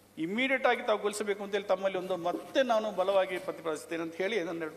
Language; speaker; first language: Kannada; non-native, local second language; Tulu